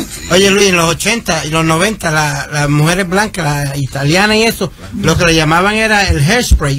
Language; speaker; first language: Spanish; early bilingual, heritage; Spanish